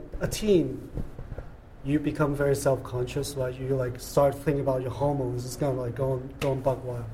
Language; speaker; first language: English; non-native, local second language; Cantonese